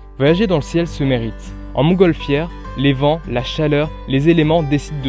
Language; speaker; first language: French; native; French